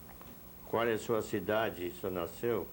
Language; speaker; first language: Portuguese; non-native, fluent; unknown